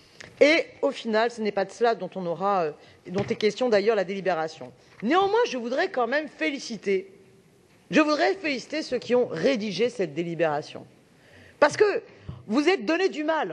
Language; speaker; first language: French; native; French